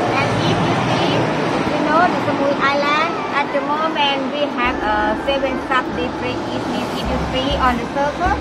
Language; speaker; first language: English; non-native, learner; Thai